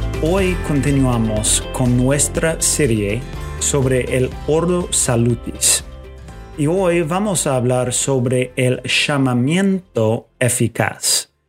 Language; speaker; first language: Spanish; non-native, fluent; English